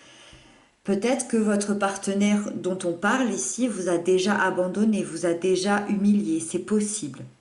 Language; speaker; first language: French; native; French